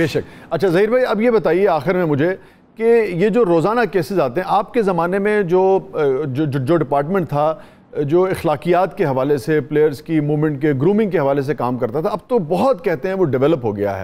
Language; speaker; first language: Urdu; native; Urdu